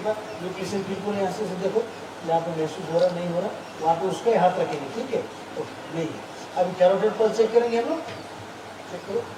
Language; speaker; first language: Hindi; non-native, local second language; Marathi